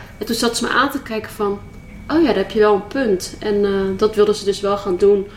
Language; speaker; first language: Dutch; early bilingual, other home language; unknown